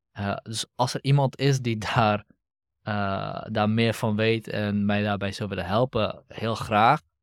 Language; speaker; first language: Dutch; early bilingual, other home language; Kurdish